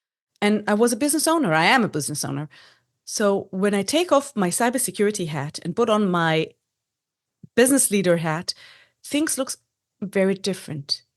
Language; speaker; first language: English; non-native, fluent; Hebrew